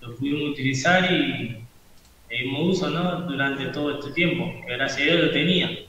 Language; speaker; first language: Spanish; native; Spanish